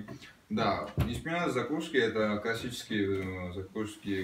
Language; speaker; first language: Russian; non-native, fluent; Georgian